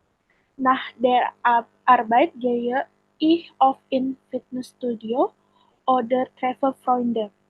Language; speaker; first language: German; non-native, learner; Indonesian